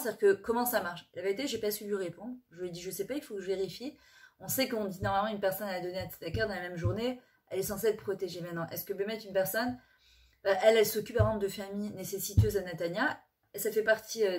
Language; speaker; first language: French; native; French